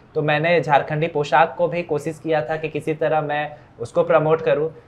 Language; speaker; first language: Hindi; native; Hindi